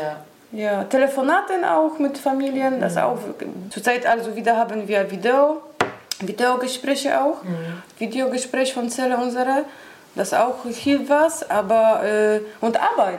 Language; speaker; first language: German; non-native, learner; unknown